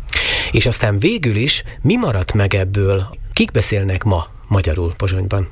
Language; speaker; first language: Hungarian; native; Hungarian